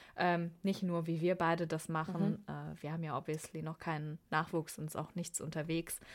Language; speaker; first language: German; early bilingual, other home language; Persian